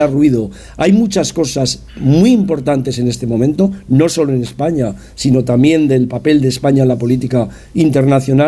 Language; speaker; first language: Spanish; native; Spanish